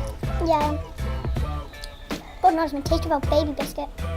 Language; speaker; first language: Welsh; non-native, local second language; English